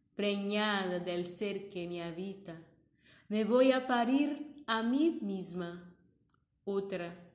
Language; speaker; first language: Spanish; non-native, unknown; Portuguese